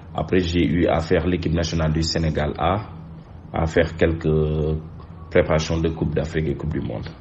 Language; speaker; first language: French; non-native, local second language; Wolof